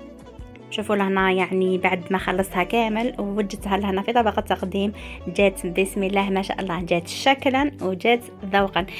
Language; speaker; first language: Arabic; native; Arabic